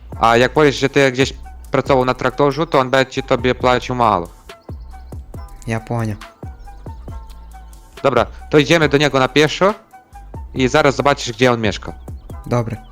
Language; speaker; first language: Polish; non-native, learner; Ukrainian